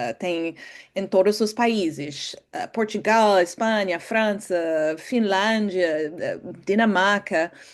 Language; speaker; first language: Portuguese; non-native, fluent; English